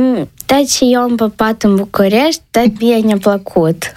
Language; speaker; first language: Romanian; non-native, local second language; Ukrainian